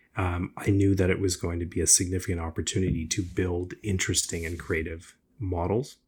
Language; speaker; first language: English; native; English